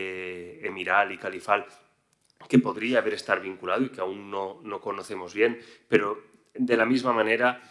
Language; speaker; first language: Spanish; native; Spanish